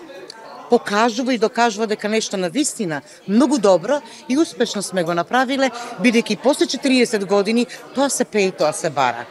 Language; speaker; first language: Macedonian; native; Macedonian